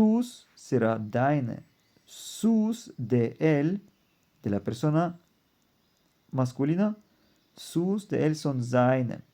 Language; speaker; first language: Spanish; non-native, fluent; German